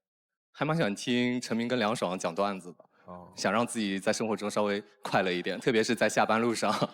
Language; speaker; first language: Chinese; native; Chinese